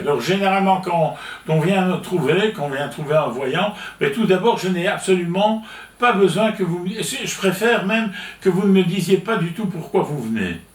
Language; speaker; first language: French; native; French